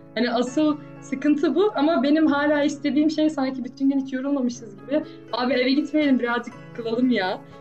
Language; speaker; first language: Turkish; native; Turkish